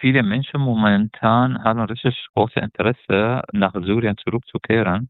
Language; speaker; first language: German; non-native, fluent; Arabic